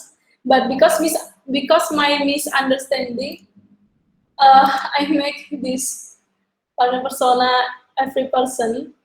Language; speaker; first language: English; non-native, learner; Indonesian